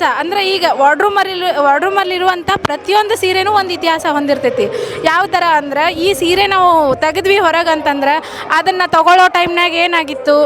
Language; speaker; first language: Kannada; native; Kannada